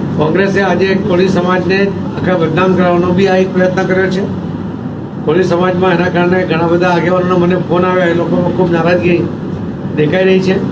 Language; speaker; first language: Gujarati; non-native, local second language; Marathi